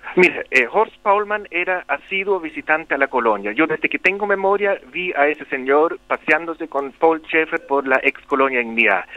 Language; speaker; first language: Spanish; non-native, local second language; German